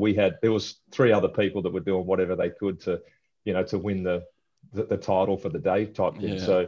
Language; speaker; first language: English; native; English